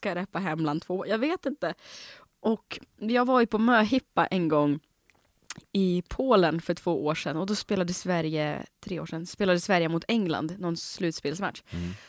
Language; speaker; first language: Swedish; native; Swedish